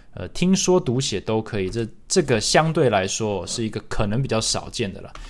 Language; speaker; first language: Chinese; early bilingual, other home language; English